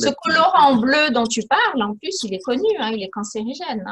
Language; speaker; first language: French; native; French